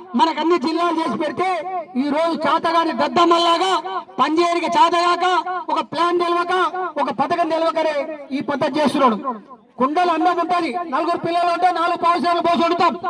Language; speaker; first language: Telugu; native; Telugu